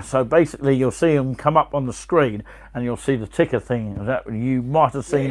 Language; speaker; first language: English; native; English